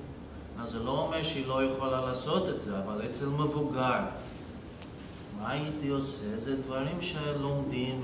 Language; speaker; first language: Hebrew; non-native, fluent; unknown